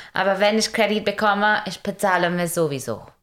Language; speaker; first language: German; non-native, learner; Hindi